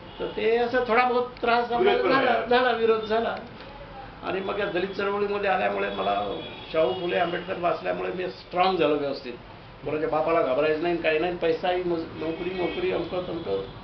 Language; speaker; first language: Marathi; non-native, local second language; Lambadi